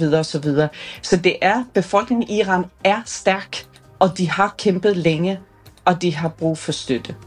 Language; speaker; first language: Danish; early bilingual, other home language; Persian